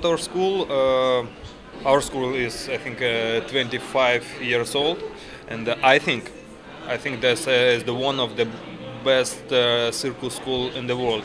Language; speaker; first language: English; non-native, learner; Ukrainian